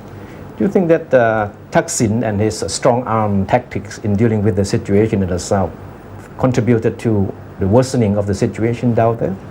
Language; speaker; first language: English; non-native, fluent; Thai